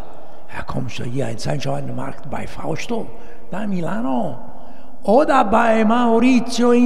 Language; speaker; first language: German; non-native, learner; Italian